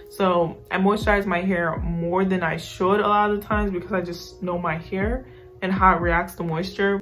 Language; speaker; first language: English; native; English